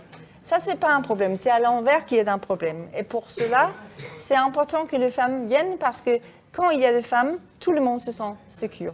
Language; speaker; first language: French; non-native, fluent; Danish